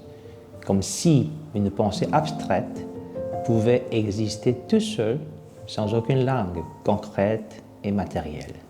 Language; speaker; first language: French; non-native, fluent; Korean